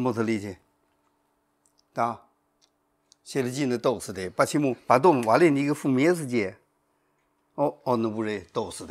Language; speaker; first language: Russian; non-native, learner; Chinese